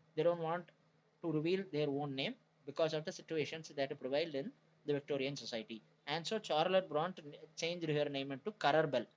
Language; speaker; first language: English; non-native, local second language; Tamil